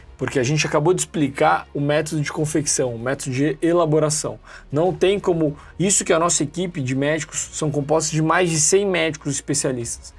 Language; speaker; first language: Portuguese; native; Portuguese